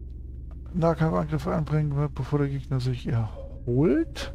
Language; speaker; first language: German; native; German